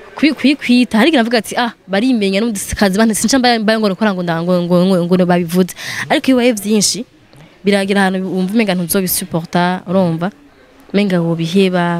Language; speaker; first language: Rundi; non-native, local second language; Swahili